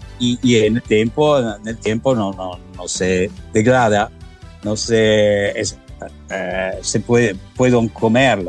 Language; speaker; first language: Spanish; non-native, learner; Italian